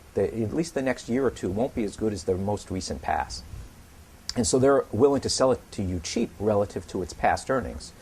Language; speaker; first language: English; native; English